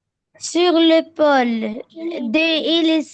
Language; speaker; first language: French; non-native, learner; Arabic